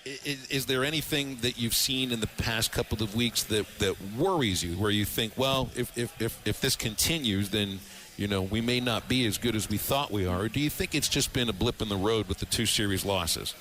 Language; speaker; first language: English; native; English